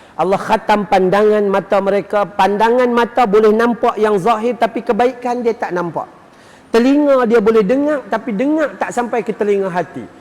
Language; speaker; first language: Malay; native; Malay